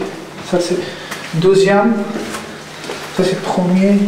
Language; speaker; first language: French; non-native, learner; Persian